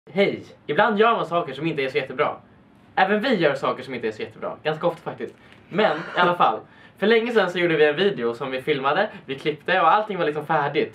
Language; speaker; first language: Swedish; native; Swedish